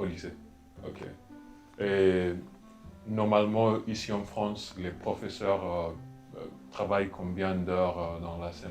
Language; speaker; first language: French; non-native, fluent; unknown